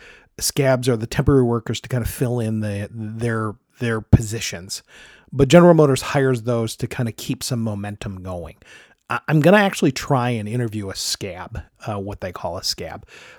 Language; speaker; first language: English; native; English